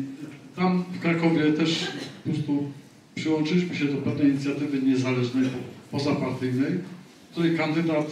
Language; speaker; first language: Polish; native; Polish